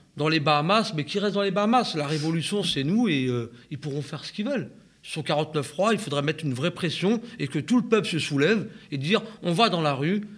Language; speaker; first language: French; native; French